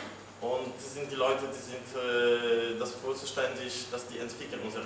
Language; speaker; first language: German; non-native, fluent; Polish